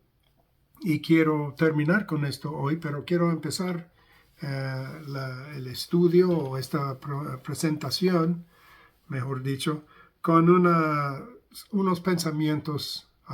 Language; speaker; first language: Spanish; non-native, fluent; English